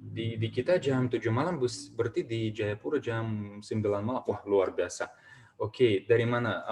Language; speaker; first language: Indonesian; non-native, fluent; Russian